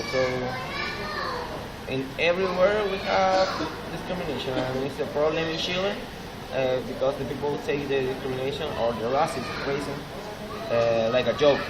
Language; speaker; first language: English; non-native, learner; Spanish